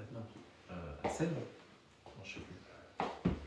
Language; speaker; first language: French; native; French